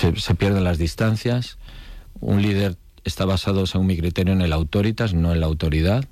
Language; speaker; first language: Spanish; native; Spanish